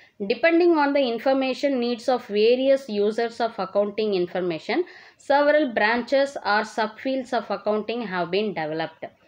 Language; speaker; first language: English; non-native, local second language; Tamil